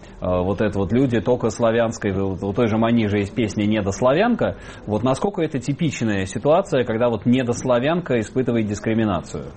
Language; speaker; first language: Russian; native; Russian